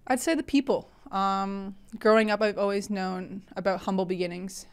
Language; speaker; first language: English; native; English